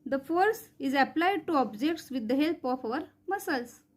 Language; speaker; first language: English; non-native, local second language; Marathi